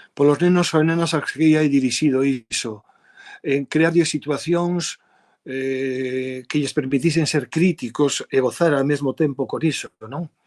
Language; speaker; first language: Galician; non-native, local second language; Spanish